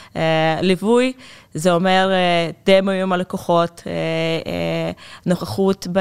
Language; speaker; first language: Hebrew; non-native, fluent; Russian